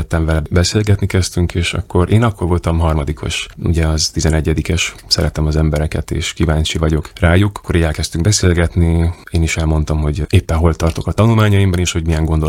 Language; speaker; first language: Hungarian; native; Hungarian